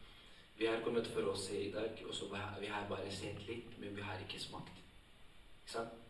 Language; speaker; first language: Norwegian; non-native, fluent; Tigrinya